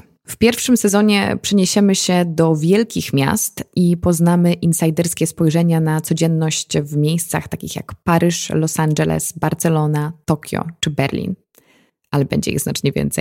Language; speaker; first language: Polish; native; Polish